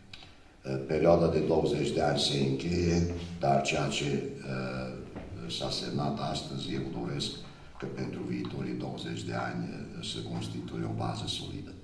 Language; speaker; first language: Romanian; non-native, local second language; Hungarian